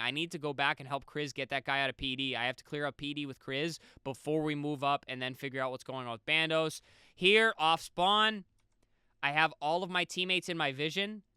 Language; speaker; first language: English; native; English